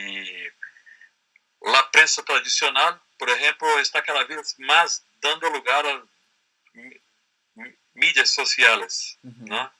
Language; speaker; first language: Spanish; non-native, learner; Portuguese